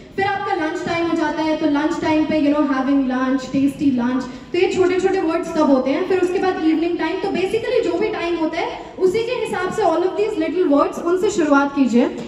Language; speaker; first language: Hindi; native; Hindi